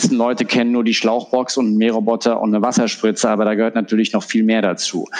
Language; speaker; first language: German; native; German